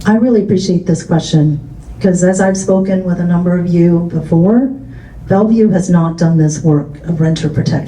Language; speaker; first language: English; early bilingual, other home language; Cantonese